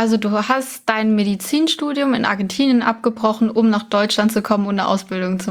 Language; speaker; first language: German; native; German